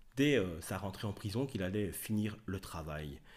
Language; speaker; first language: French; native; French